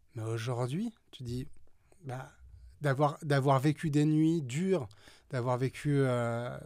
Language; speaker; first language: French; native; French